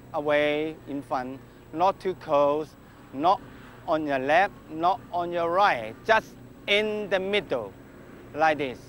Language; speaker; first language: English; non-native, local second language; Cantonese